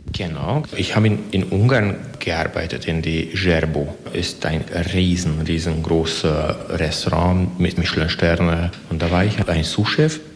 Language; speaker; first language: German; non-native, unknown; Hungarian